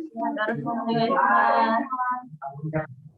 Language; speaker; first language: Japanese; non-native, learner; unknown